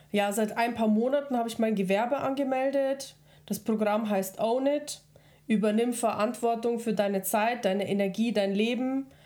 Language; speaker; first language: German; early bilingual, other home language; Russian